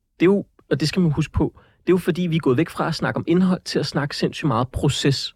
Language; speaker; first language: Danish; early bilingual, other home language; Central Kurdish